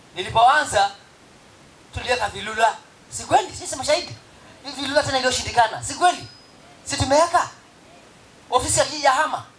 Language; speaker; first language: Swahili; non-native, local second language; Masai